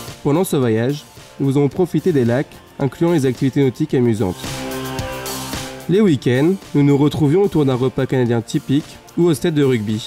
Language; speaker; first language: French; native; French